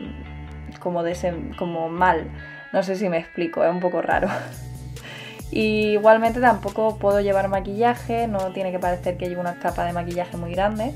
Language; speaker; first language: Spanish; native; Spanish